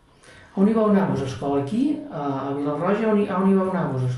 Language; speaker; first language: Catalan; native; Catalan